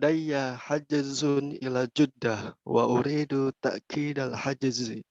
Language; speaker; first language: Arabic; non-native, learner; Indonesian